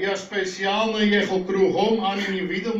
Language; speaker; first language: Russian; non-native, learner; Dutch